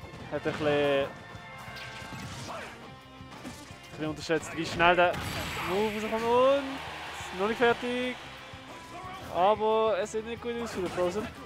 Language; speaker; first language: German; native; German